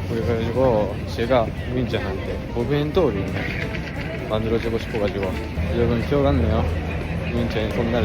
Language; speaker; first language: Korean; non-native, learner; Japanese